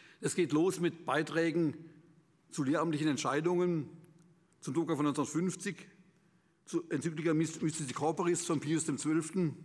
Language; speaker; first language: German; native; German